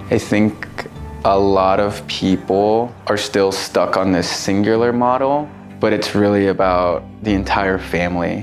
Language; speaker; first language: English; native; English